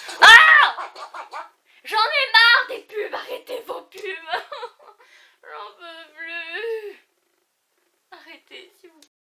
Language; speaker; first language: French; native; French